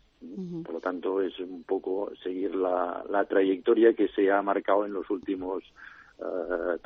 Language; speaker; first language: Spanish; native; Spanish